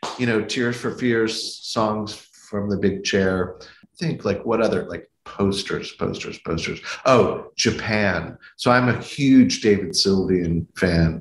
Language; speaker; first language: English; native; English